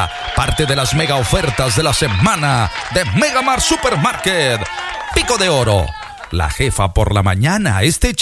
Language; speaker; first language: Spanish; native; Spanish